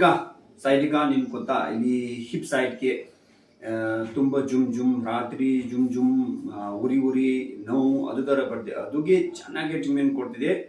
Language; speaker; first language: Kannada; non-native, learner; Tibetan